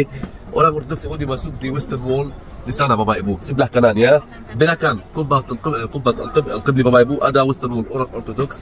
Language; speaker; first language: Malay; non-native, learner; Arabic